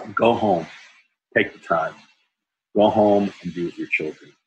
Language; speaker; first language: English; native; English